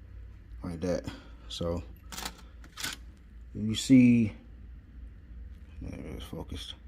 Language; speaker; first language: English; native; English